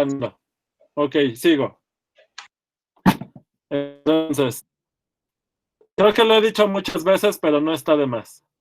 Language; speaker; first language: Spanish; native; Spanish